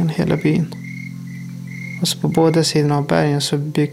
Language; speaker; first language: Swedish; non-native, fluent; Persian